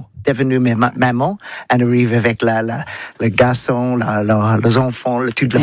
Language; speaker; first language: French; non-native, learner; English